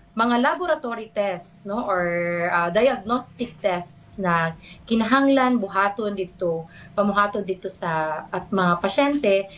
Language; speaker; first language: Cebuano; native; Cebuano